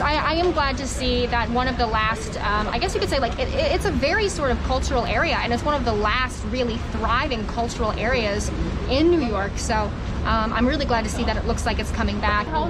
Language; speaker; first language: English; native; English